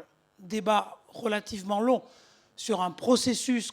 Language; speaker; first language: French; native; French